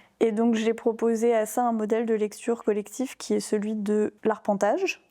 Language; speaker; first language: French; native; French